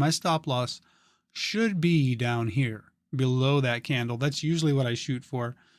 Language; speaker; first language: English; native; English